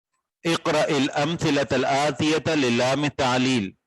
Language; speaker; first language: Arabic; non-native, fluent; Urdu